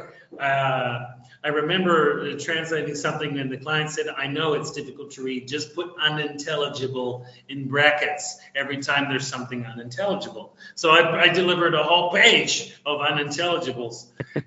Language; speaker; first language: English; native; English